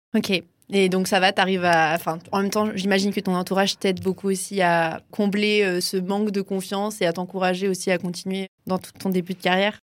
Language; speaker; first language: French; native; French